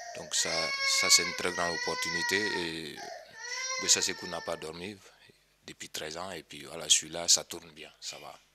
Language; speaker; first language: French; non-native, local second language; Mandingo